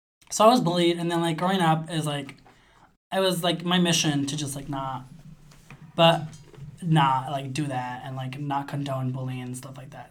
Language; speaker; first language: English; early bilingual, other home language; Spanish